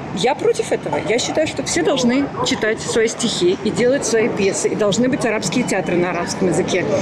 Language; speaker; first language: Russian; native; Russian